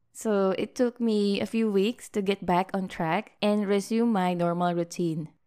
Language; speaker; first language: English; non-native, local second language; Filipino